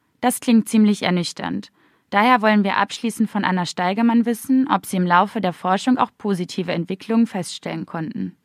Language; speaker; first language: German; native; German